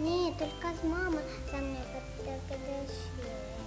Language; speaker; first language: Russian; non-native, learner; Tajik